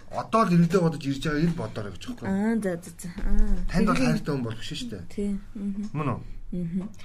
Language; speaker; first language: Mongolian; native; Mongolian